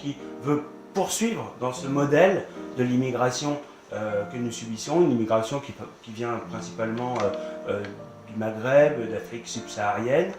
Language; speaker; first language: French; native; French